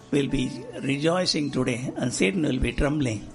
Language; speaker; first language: English; non-native, local second language; Tamil